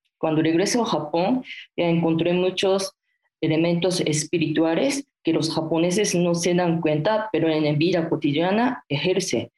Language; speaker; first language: Spanish; non-native, fluent; Japanese